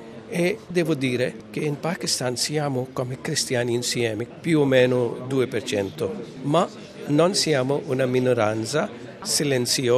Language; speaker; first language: Italian; non-native, fluent; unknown